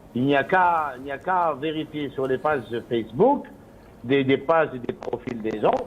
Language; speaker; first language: French; non-native, local second language; Arabic